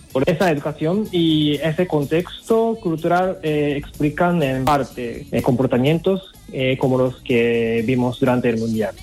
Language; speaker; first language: Spanish; non-native, fluent; Japanese